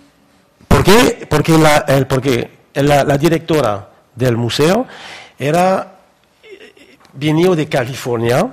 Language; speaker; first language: Spanish; non-native, fluent; French